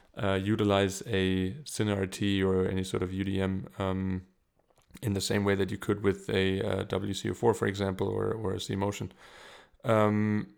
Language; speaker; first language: English; non-native, fluent; German